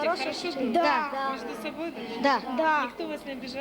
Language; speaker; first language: Russian; native; Russian